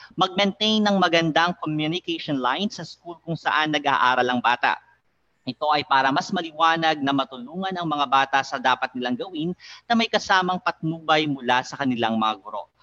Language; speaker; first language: Filipino; native; Filipino